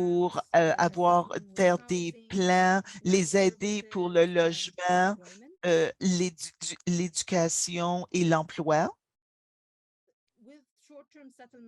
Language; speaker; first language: French; non-native, local second language; English